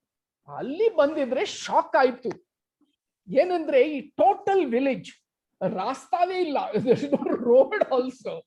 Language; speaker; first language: Kannada; non-native, local second language; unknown